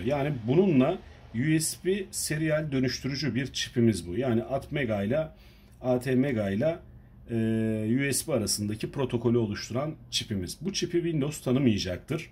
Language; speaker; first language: Turkish; native; Turkish